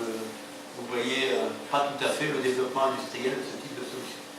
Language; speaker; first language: French; native; French